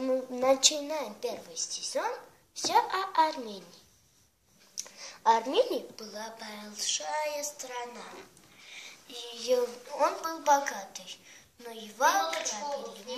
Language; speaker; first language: Russian; non-native, learner; Armenian